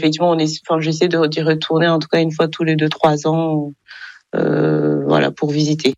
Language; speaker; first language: French; non-native, local second language; Kinyarwanda